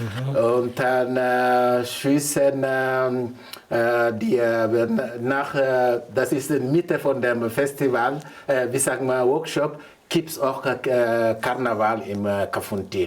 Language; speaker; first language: German; non-native, learner; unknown